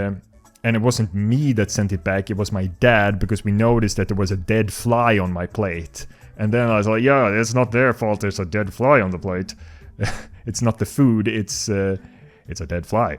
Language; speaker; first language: English; non-native, fluent; Swedish